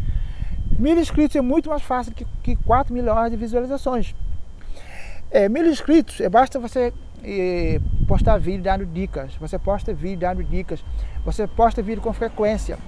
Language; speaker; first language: Portuguese; non-native, local second language; Kabuverdianu